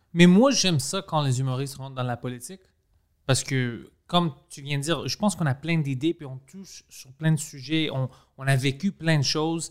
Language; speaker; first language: French; non-native, local second language; English